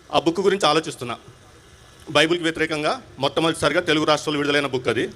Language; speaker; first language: Telugu; non-native, local second language; Urdu